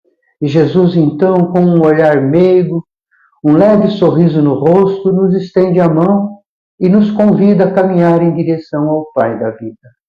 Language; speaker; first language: Portuguese; native; Portuguese